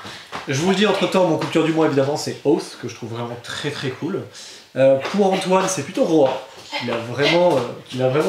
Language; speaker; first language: French; native; French